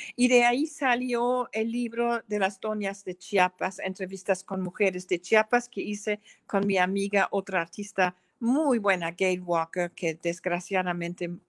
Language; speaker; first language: Spanish; non-native, fluent; German